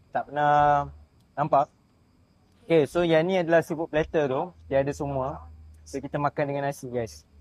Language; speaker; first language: Malay; native; Malay